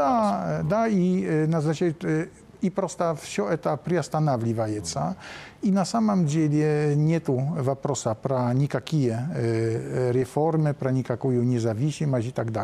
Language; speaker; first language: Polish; non-native, learner; Russian